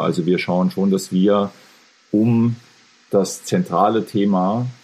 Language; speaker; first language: German; native; German